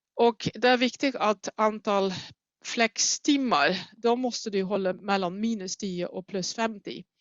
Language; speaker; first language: Swedish; non-native, fluent; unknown